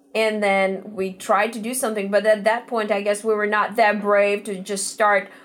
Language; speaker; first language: English; non-native, fluent; Russian